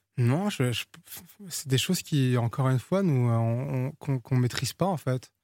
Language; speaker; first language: French; early bilingual, other home language; Portuguese